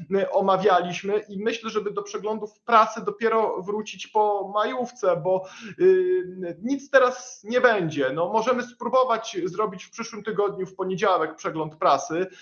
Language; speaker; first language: Polish; native; Polish